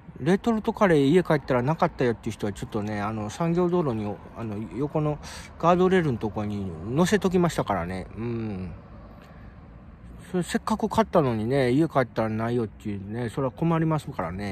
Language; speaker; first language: Japanese; native; Japanese